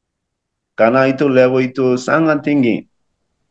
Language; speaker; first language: Indonesian; non-native, learner; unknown